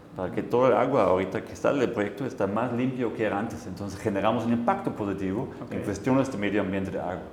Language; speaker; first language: Spanish; non-native, fluent; German